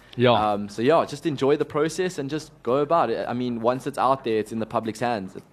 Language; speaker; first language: English; native; English